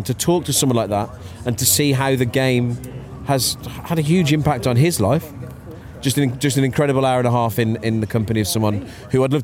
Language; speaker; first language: English; native; English